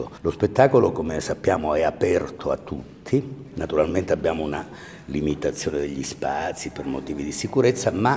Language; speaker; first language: Italian; native; Italian